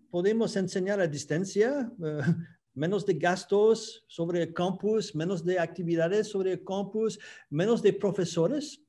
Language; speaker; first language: Spanish; non-native, fluent; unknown